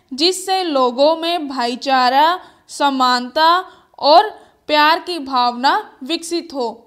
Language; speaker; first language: Hindi; native; Hindi